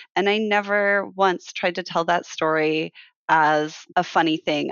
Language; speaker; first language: English; native; English